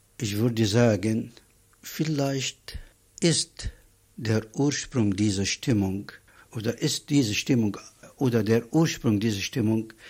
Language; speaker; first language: German; non-native, fluent; Arabic